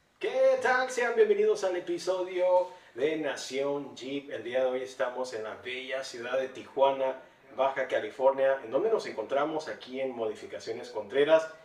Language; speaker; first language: Spanish; early bilingual, heritage; Spanish